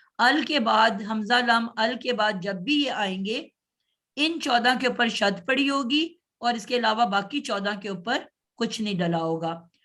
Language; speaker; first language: Urdu; native; Urdu